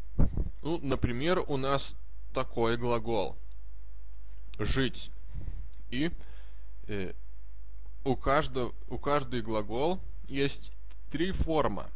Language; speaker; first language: Russian; non-native, fluent; Lithuanian